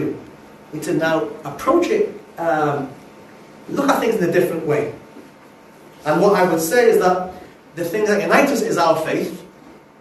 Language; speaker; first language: English; native; English